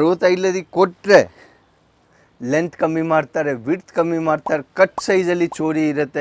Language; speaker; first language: Kannada; non-native, local second language; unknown